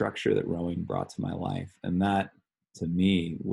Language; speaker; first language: English; native; English